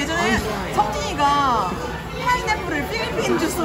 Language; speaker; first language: Korean; early bilingual, heritage; Korean